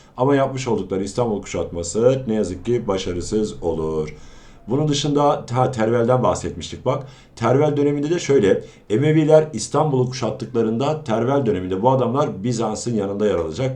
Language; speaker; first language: Turkish; native; Turkish